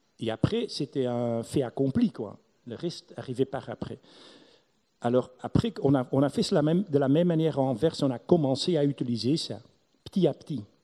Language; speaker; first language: French; non-native, local second language; Dutch